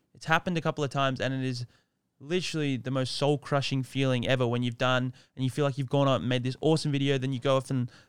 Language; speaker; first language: English; native; English